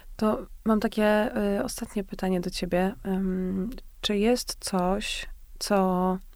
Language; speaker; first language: Polish; native; Polish